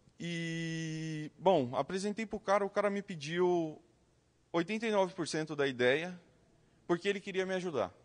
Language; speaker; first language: Portuguese; native; Portuguese